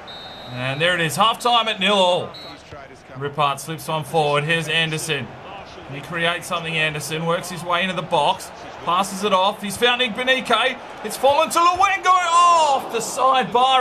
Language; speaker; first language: English; native; English